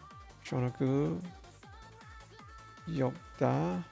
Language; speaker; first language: Korean; non-native, learner; English